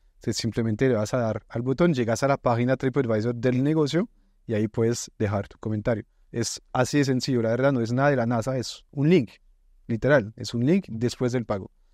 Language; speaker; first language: Spanish; non-native, fluent; French